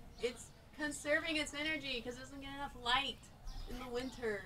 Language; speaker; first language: English; native; English